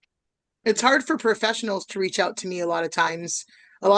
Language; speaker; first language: English; native; English